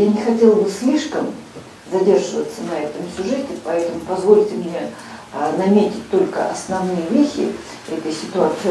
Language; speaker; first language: Russian; native; Russian